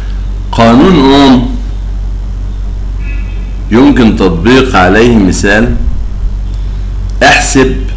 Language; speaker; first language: Arabic; native; Arabic